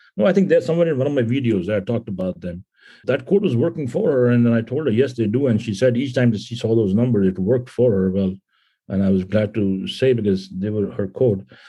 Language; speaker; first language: English; non-native, local second language; Punjabi